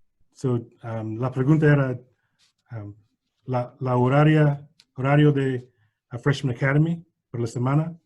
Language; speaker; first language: Spanish; non-native, learner; English